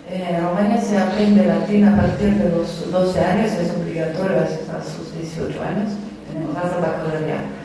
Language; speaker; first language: Spanish; non-native, fluent; Romanian